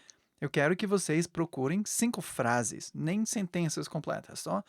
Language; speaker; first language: Portuguese; non-native, fluent; English